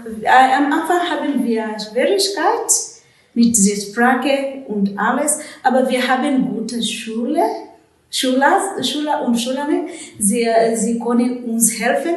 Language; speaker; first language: German; non-native, learner; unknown